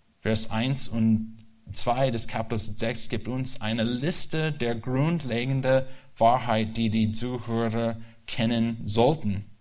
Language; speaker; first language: German; non-native, learner; English